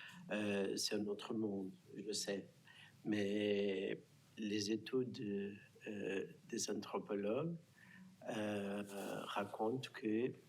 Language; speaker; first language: French; non-native, fluent; Portuguese